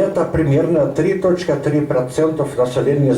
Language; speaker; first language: Russian; non-native, learner; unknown